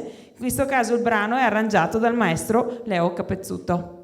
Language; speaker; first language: Italian; native; Italian